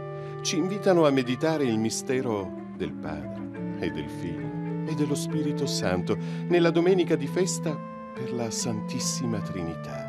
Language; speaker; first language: Italian; native; Italian